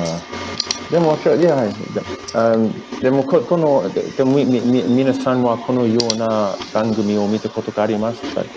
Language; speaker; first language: Japanese; non-native, learner; English